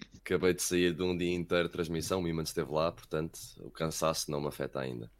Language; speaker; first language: Portuguese; early bilingual, heritage; Portuguese